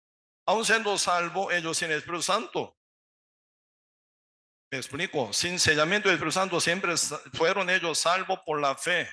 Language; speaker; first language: Spanish; non-native, learner; Korean